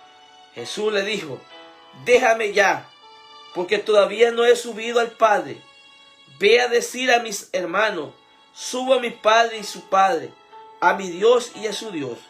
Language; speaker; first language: Spanish; native; Spanish